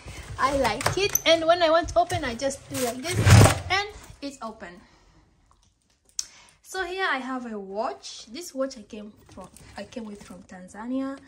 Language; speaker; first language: English; non-native, local second language; Swahili